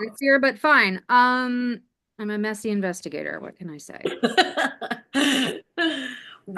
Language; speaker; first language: English; native; English